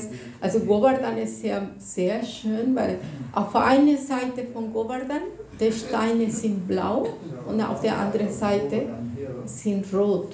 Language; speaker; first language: German; non-native, fluent; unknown